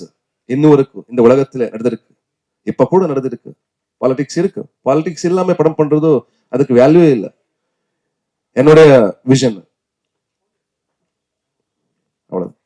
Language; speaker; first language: Tamil; non-native, learner; Kannada